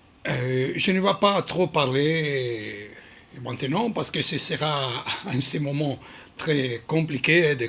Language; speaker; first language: French; non-native, learner; Hebrew